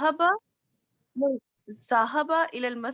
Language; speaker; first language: Arabic; non-native, learner; Urdu